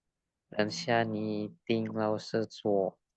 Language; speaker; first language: Chinese; non-native, learner; Indonesian